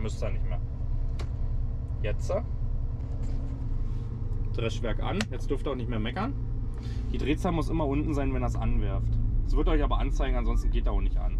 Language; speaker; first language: German; native; German